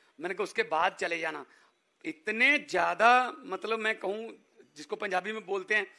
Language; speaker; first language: Hindi; non-native, local second language; Punjabi